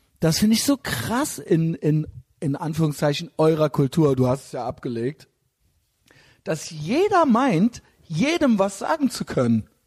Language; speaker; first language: German; native; German